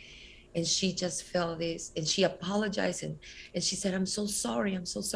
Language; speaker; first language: English; non-native, fluent; Spanish